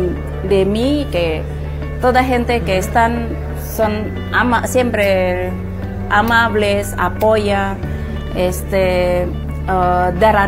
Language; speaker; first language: Spanish; non-native, learner; Indonesian